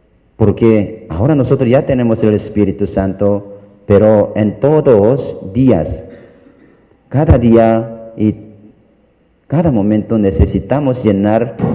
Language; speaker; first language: Spanish; non-native, learner; Korean